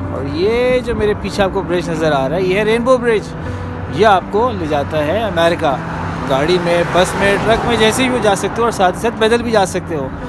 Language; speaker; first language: Urdu; native; Urdu